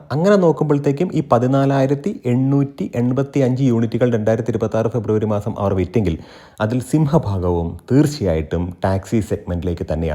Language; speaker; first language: Malayalam; native; Malayalam